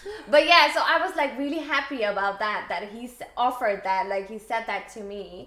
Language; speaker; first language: English; non-native, local second language; Urdu